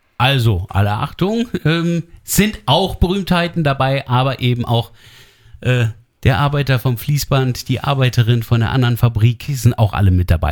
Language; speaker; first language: German; native; German